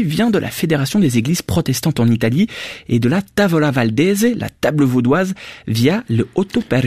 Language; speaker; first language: French; native; French